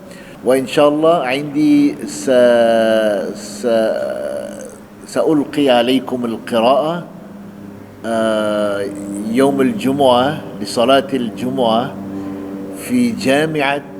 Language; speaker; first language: Arabic; non-native, fluent; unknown